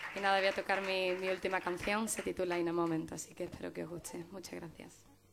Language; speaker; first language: Spanish; native; Spanish